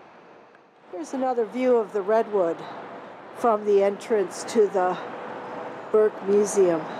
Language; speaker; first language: English; native; English